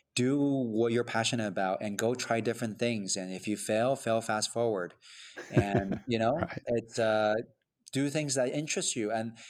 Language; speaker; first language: English; early bilingual, other home language; Chinese